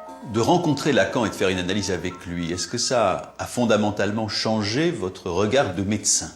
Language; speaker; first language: French; native; French